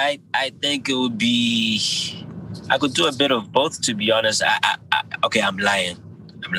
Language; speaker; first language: English; non-native, local second language; Shona